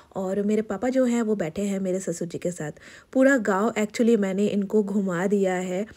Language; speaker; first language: Hindi; non-native, local second language; Bangla